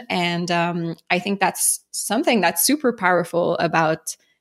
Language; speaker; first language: English; non-native, fluent; French